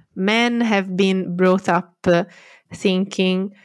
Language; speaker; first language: English; non-native, fluent; Italian